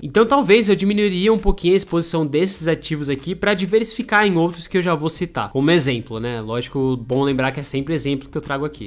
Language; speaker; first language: Portuguese; native; Portuguese